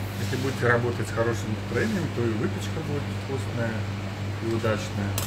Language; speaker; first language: Russian; native; Russian